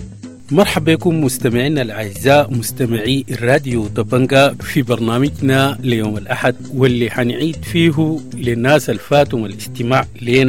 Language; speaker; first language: Arabic; native; Arabic